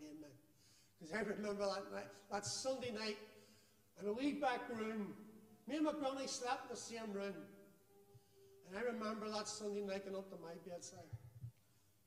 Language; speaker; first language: English; native; English